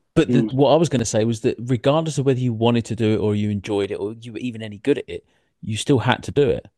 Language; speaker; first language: English; native; English